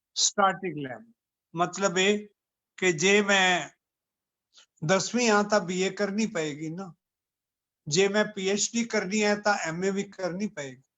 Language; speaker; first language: Hindi; non-native, local second language; Punjabi